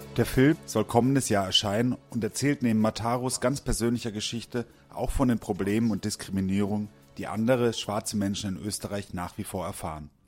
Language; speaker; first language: German; native; German